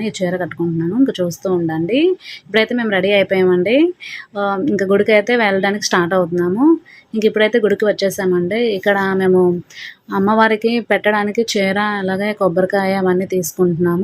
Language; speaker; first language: Telugu; native; Telugu